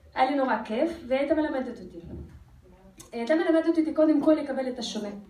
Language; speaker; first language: Hebrew; non-native, fluent; Russian